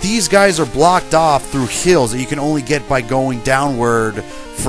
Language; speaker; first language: English; native; English